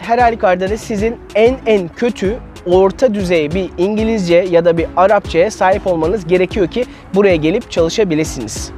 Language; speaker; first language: Turkish; native; Turkish